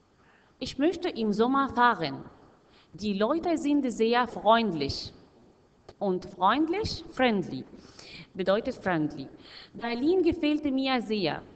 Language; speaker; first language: German; non-native, fluent; Arabic